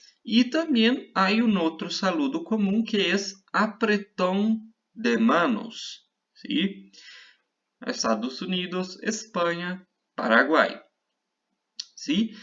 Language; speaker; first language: Spanish; non-native, fluent; Portuguese